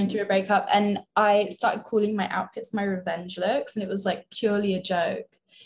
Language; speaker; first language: English; native; English